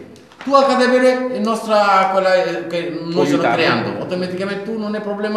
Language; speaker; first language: Italian; non-native, learner; Bangla